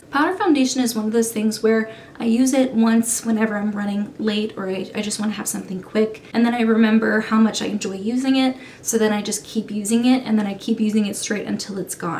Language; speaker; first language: English; native; English